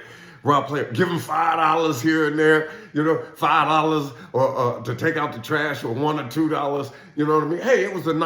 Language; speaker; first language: English; native; English